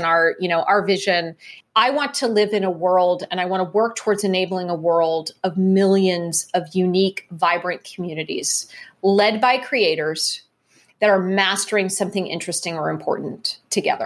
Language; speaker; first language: English; native; English